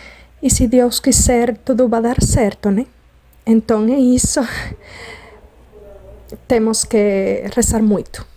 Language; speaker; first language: Portuguese; non-native, fluent; Spanish